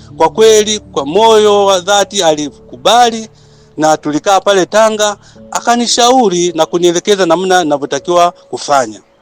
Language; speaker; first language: Swahili; native; Swahili